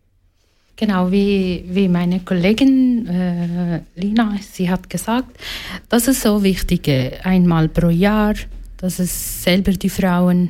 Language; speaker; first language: German; non-native, learner; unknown